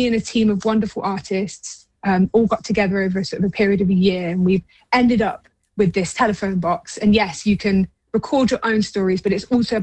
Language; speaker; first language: English; native; English